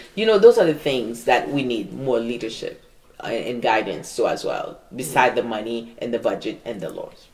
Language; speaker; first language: English; non-native, fluent; Haitian Creole